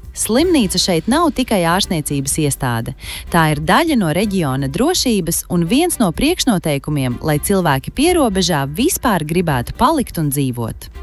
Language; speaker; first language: Latvian; native; Latvian